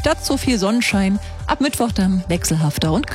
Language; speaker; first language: German; native; German